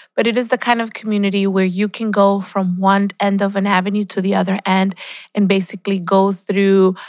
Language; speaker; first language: English; early bilingual, other home language; Spanish